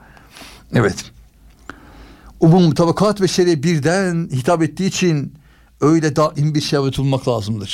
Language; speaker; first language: Turkish; native; Turkish